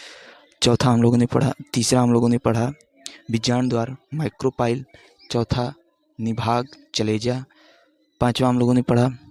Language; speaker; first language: Hindi; native; Hindi